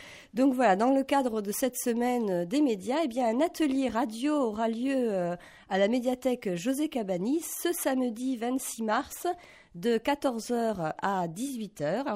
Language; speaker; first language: French; native; French